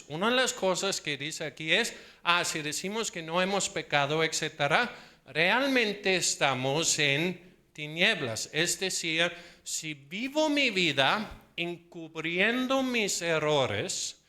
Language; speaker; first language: Spanish; non-native, fluent; Danish